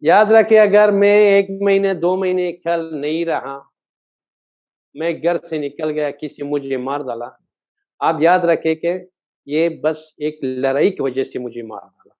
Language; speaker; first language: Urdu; non-native, fluent; Persian